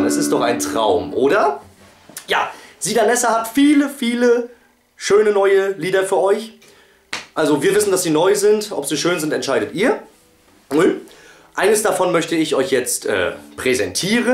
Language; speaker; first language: German; native; German